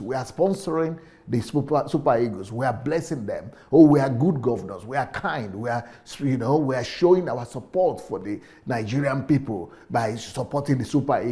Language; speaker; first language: English; non-native, local second language; Yoruba